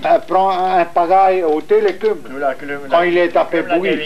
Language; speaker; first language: French; native; French